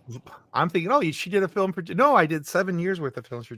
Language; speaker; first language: English; native; English